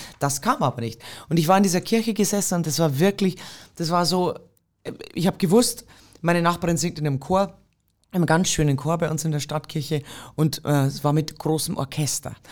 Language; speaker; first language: German; native; German